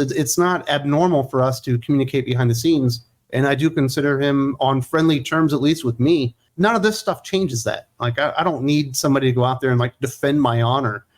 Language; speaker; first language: English; native; English